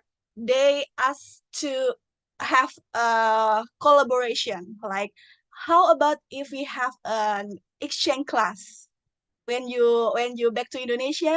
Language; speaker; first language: English; non-native, learner; Indonesian